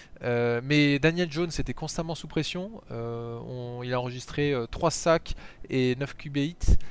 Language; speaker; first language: French; native; French